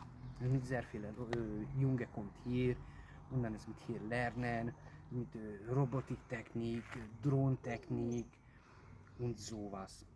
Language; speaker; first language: German; non-native, learner; Hungarian